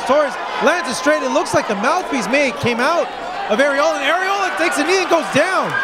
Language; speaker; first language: English; native; English